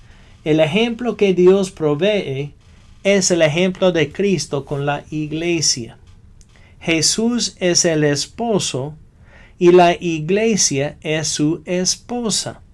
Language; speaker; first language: Spanish; non-native, fluent; English